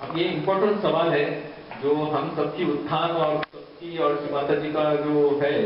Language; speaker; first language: Hindi; non-native, local second language; Marathi